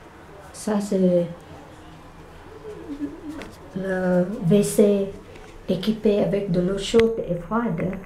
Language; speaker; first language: French; non-native, fluent; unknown